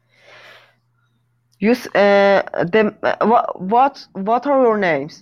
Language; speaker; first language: English; non-native, learner; Persian